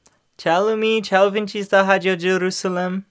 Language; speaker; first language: Portuguese; non-native, learner; English